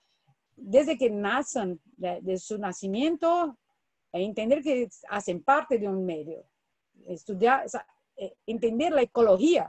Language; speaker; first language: Spanish; non-native, fluent; Portuguese